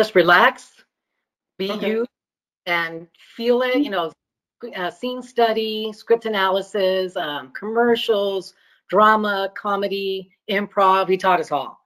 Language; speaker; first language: English; early bilingual, other home language; Greek